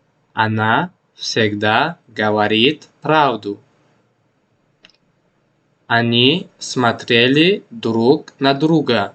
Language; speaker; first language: Russian; non-native, local second language; Tajik